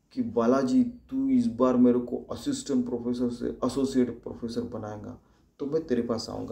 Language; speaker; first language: Hindi; non-native, local second language; Marathi